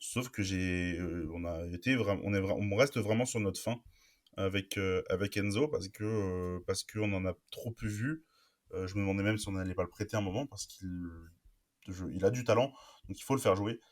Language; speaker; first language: French; native; French